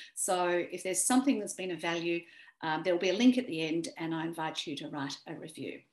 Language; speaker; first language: English; native; English